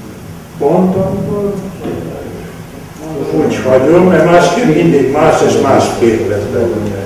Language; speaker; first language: Hungarian; non-native, local second language; Romanian